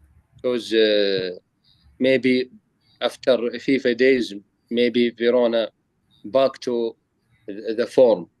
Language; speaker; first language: English; non-native, learner; Arabic